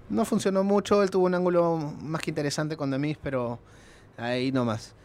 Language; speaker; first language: Spanish; native; Spanish